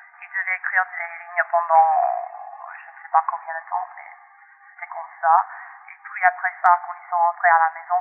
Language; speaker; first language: French; non-native, local second language; English